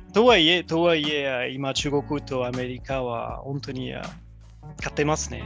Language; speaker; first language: Japanese; non-native, fluent; French